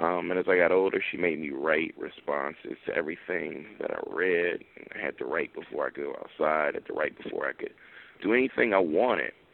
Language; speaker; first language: English; native; English